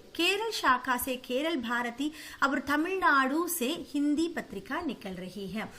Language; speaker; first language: Hindi; non-native, local second language; Tamil